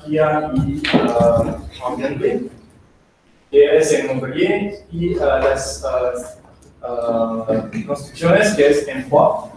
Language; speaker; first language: Spanish; non-native, learner; French